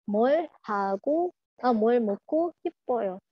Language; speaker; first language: Korean; non-native, fluent; Indonesian